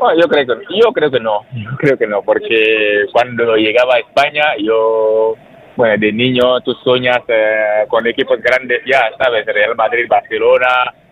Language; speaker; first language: Spanish; non-native, fluent; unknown